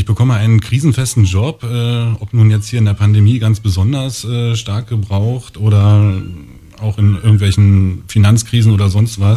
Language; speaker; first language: German; native; German